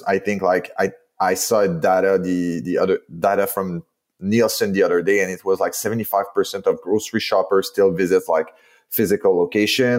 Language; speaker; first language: English; non-native, fluent; French